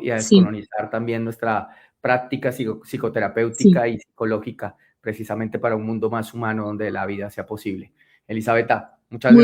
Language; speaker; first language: Spanish; native; Spanish